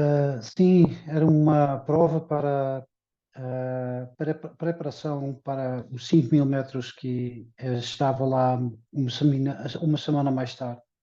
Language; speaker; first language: Portuguese; early bilingual, heritage; Dutch